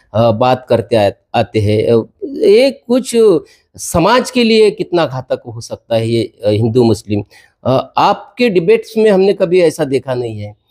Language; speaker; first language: Hindi; non-native, local second language; Marathi